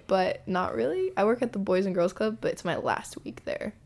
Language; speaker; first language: English; early bilingual, other home language; Spanish